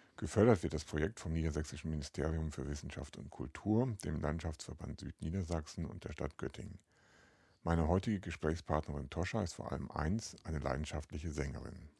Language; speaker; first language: German; native; German